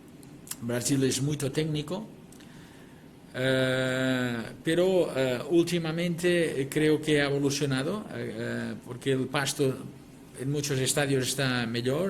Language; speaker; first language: Spanish; non-native, local second language; Catalan